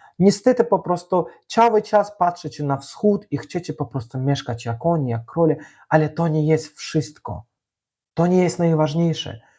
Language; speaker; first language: Polish; non-native, fluent; Azerbaijani